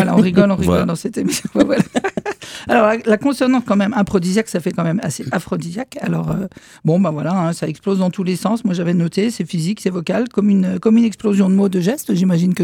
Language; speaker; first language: French; native; French